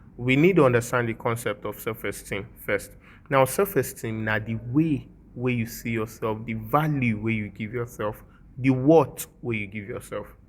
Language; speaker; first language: Nigerian Pidgin; non-native, local second language; Yoruba